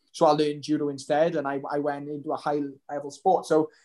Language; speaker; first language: English; native; English